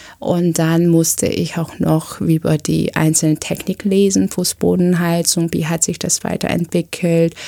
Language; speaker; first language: German; non-native, fluent; Korean